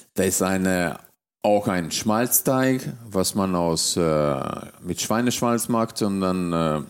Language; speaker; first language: German; early bilingual, other home language; Hungarian